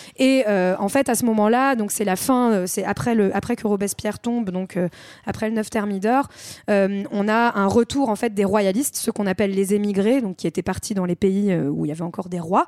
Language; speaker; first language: French; native; French